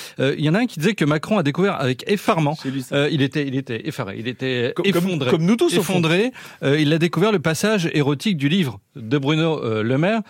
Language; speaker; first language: French; native; French